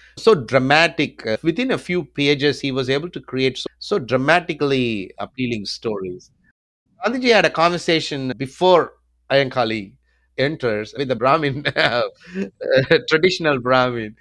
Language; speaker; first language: English; non-native, local second language; Tamil